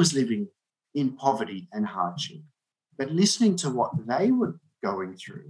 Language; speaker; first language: English; native; English